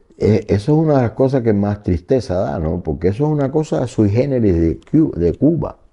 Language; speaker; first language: Spanish; native; Spanish